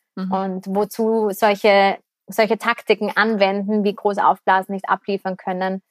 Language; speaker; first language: German; native; German